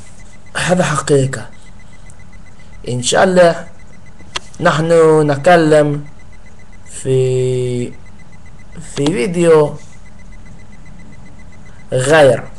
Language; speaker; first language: Arabic; non-native, learner; English